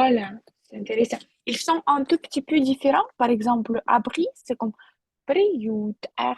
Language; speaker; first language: French; non-native, fluent; Russian